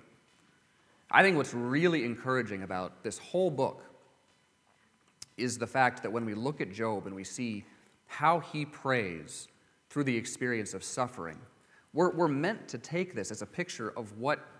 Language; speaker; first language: English; native; English